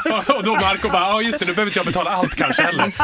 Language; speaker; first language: Swedish; native; Swedish